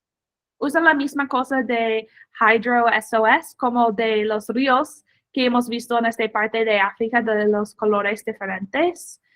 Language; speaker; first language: Spanish; non-native, fluent; English